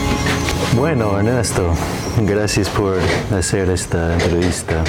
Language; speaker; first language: Spanish; non-native, fluent; English